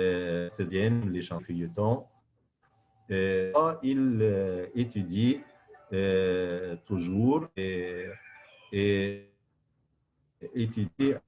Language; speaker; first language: French; non-native, fluent; Arabic